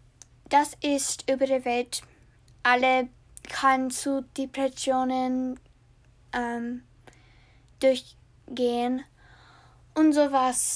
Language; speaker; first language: German; non-native, learner; English